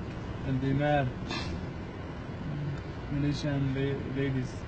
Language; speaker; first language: English; non-native, learner; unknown